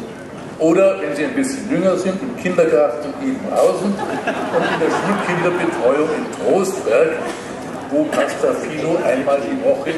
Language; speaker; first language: German; native; German